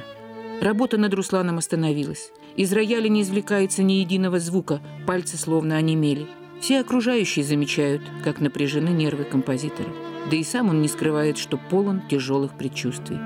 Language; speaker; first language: Russian; native; Russian